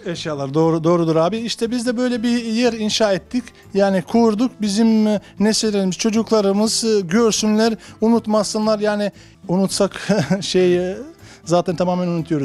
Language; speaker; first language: Turkish; non-native, fluent; Bosnian